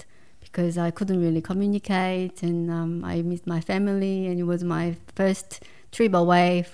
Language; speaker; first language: English; non-native, fluent; Korean